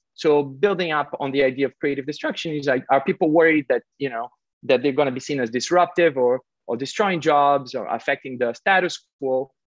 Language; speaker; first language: English; non-native, fluent; Portuguese